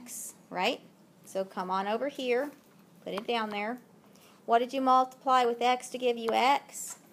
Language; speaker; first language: English; native; English